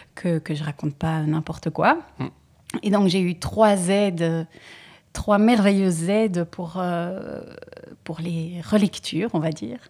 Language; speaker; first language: French; native; French